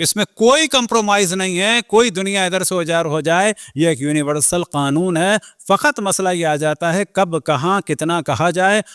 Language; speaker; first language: Urdu; native; Urdu